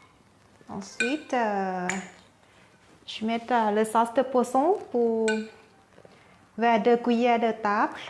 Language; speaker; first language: French; non-native, learner; Thai